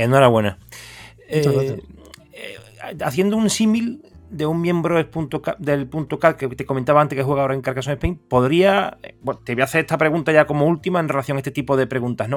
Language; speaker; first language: Spanish; native; Spanish